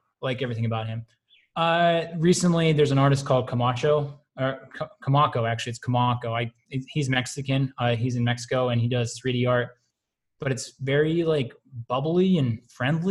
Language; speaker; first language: English; native; English